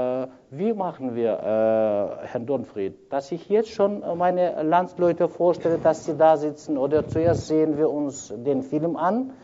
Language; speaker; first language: German; non-native, fluent; Kyrgyz